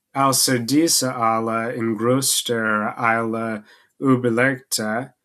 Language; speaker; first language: German; non-native, learner; English